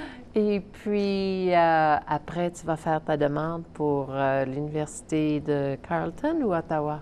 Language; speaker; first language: French; native; French